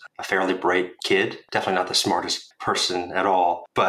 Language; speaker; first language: English; native; English